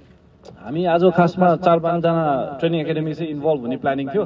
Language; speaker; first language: Nepali; native; Nepali